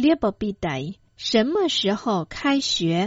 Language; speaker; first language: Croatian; non-native, fluent; Chinese